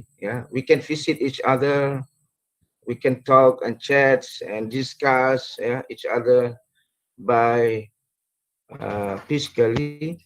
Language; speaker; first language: English; non-native, fluent; Indonesian